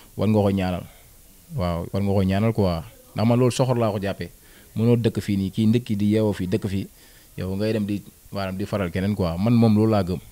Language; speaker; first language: Wolof; non-native, local second language; Jola-Fonyi